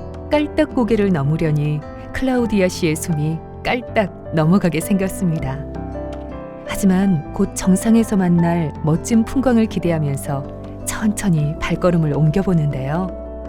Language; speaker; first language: Korean; native; Korean